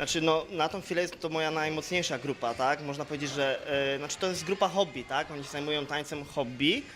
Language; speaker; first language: Polish; native; Polish